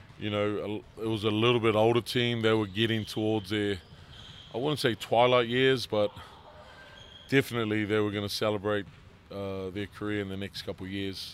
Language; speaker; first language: English; native; English